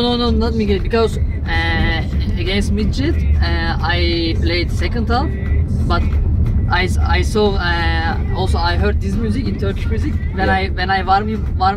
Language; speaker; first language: English; non-native, learner; Turkish